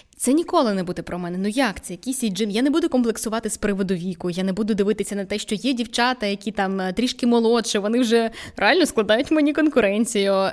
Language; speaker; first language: Ukrainian; non-native, local second language; Russian